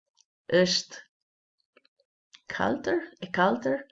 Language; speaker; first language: Albanian; non-native, learner; English